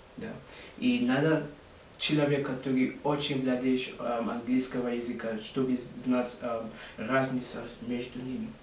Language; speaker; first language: Russian; non-native, learner; English